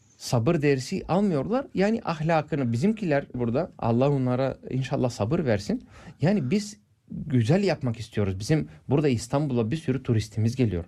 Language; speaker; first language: Turkish; early bilingual, heritage; Turkish